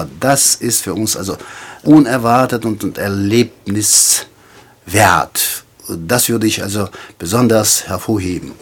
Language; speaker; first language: German; non-native, fluent; Tajik